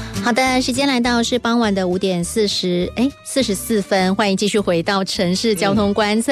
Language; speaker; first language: Chinese; native; Chinese